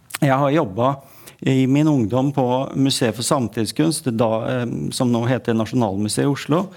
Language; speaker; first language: Norwegian; native; Norwegian